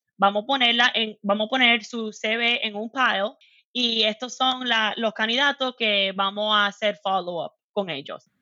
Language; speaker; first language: Spanish; early bilingual, heritage; Spanish